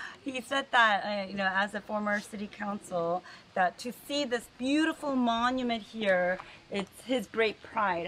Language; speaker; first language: English; early bilingual, other home language; Korean